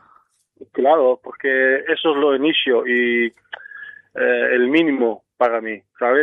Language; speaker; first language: Spanish; non-native, fluent; Dutch